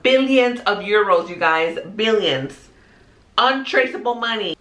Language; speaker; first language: English; early bilingual, other home language; Spanish